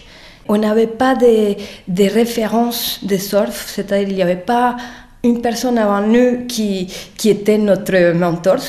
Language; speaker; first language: French; non-native, fluent; Spanish